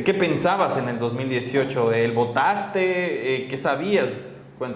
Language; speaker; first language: Spanish; native; Spanish